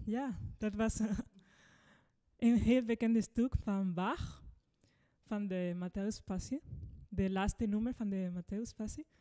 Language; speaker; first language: Dutch; non-native, fluent; Spanish